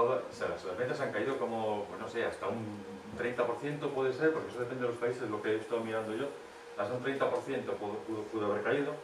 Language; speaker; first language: Spanish; native; Spanish